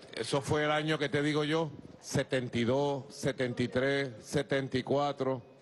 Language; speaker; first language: Spanish; native; Spanish